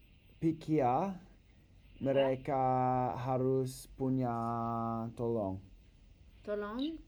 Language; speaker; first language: Indonesian; non-native, learner; English